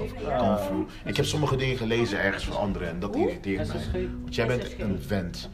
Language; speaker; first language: Dutch; early bilingual, other home language; Papiamento